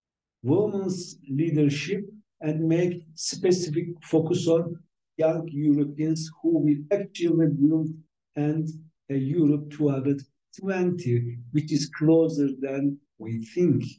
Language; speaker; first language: English; non-native, fluent; Turkish